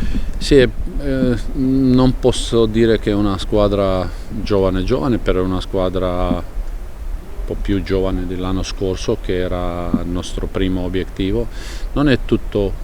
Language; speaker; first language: Italian; non-native, fluent; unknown